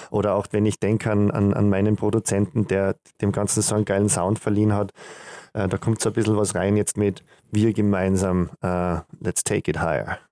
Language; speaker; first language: German; native; German